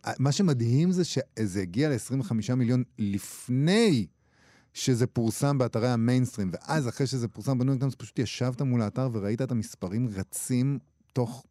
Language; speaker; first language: Hebrew; native; Hebrew